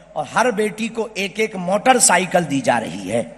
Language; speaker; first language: Hindi; native; Hindi